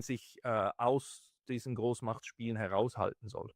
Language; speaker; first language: German; native; German